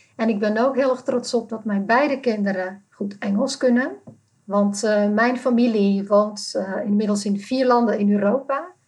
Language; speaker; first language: Dutch; non-native, fluent; Czech